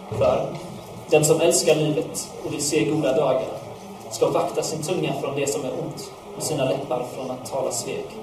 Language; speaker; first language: Swedish; non-native, fluent; English